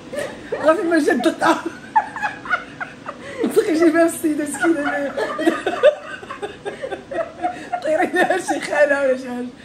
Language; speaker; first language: Arabic; native; Arabic